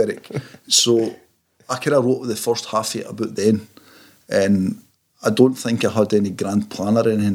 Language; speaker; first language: English; native; English